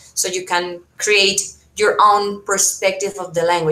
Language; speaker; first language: English; non-native, fluent; Spanish